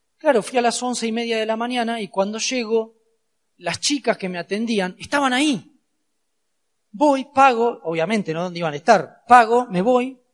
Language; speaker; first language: Spanish; native; Spanish